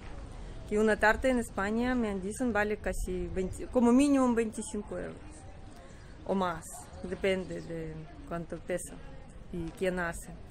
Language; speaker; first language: Spanish; non-native, learner; Russian